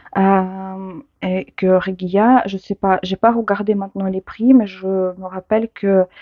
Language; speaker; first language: French; non-native, fluent; Ukrainian